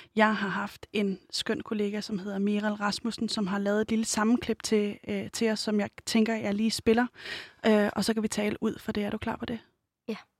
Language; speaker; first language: Danish; native; Danish